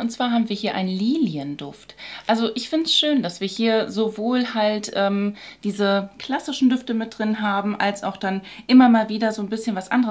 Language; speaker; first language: German; native; German